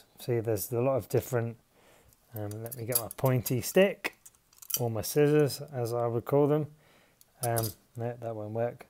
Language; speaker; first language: English; native; English